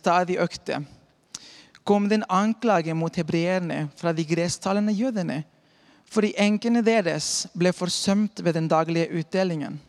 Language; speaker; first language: Norwegian; non-native, fluent; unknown